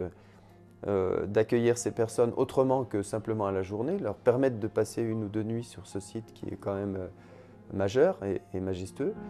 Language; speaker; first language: French; native; French